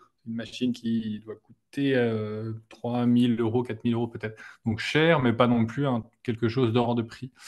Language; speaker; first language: French; native; French